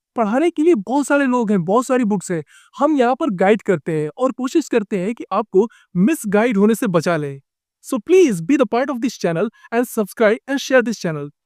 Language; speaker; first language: Hindi; native; Hindi